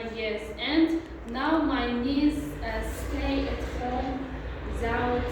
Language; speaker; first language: English; non-native, learner; Uzbek